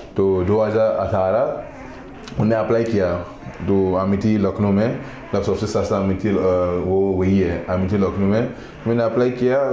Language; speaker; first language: Hindi; non-native, fluent; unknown